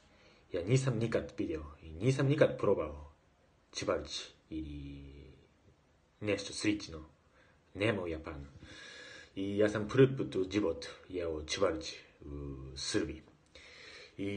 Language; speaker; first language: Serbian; non-native, learner; Japanese